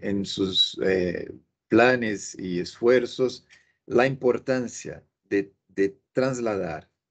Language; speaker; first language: Spanish; non-native, fluent; Portuguese